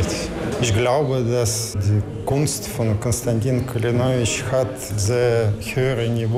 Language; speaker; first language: German; non-native, learner; Russian